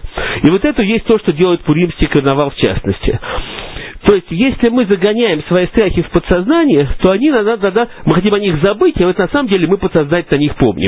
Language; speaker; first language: Russian; native; Russian